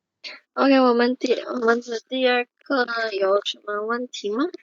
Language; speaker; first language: Chinese; non-native, fluent; Indonesian